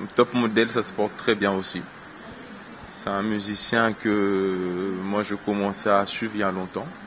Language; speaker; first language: French; non-native, local second language; Lingala